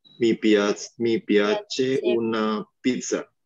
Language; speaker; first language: Italian; non-native, learner; Indonesian